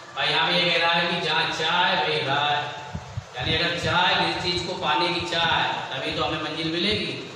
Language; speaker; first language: Hindi; native; Hindi